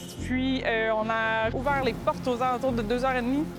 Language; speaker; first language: French; native; French